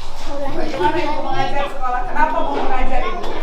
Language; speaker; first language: Indonesian; native; Indonesian